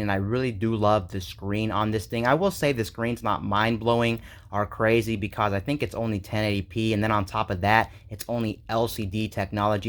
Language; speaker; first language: English; native; English